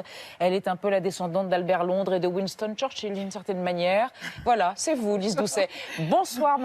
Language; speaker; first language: French; native; French